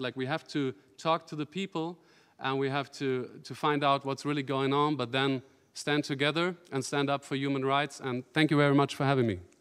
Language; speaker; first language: English; non-native, fluent; German